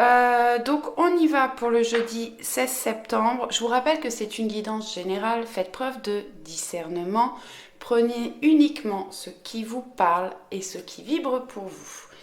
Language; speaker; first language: French; native; French